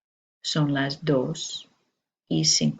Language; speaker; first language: Spanish; non-native, fluent; English